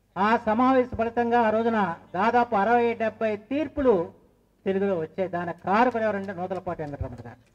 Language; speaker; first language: Telugu; native; Telugu